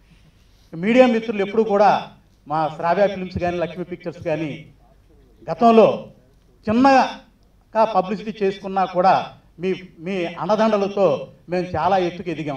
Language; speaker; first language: Telugu; native; Telugu